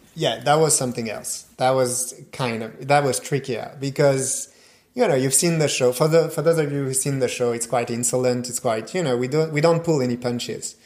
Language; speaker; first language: English; non-native, fluent; French